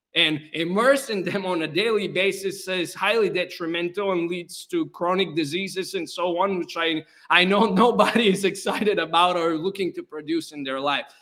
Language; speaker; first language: English; non-native, fluent; Bulgarian